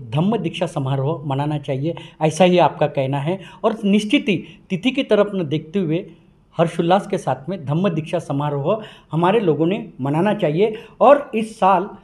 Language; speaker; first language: Hindi; non-native, local second language; Marathi